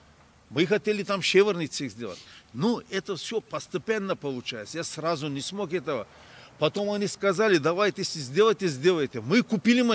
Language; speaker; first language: Russian; non-native, learner; Turkish